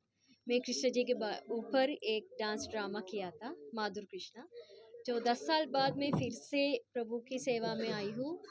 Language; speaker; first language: Hindi; non-native, fluent; Sinhala